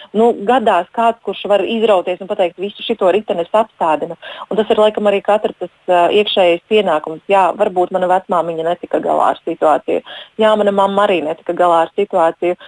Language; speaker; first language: Latvian; native; Latvian